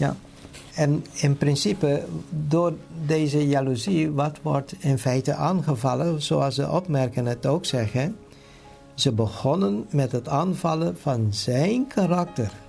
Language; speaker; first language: Dutch; native; Dutch